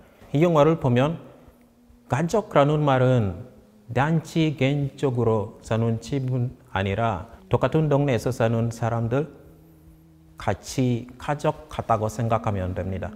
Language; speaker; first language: Korean; non-native, fluent; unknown